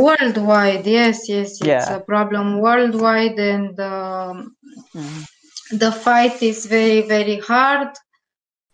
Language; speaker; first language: English; non-native, learner; Romanian